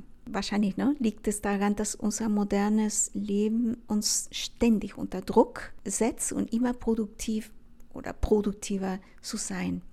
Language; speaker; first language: German; non-native, fluent; Spanish